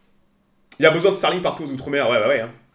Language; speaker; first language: French; native; French